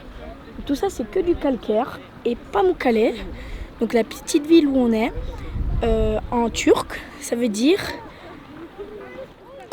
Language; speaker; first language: French; native; French